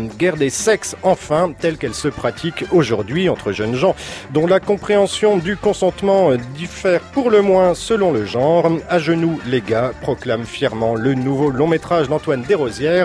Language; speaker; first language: French; native; French